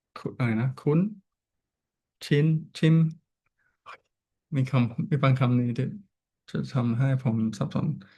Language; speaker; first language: Thai; non-native, learner; English